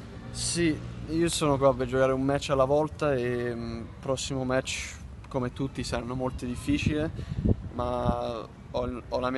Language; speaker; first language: Italian; early bilingual, heritage; English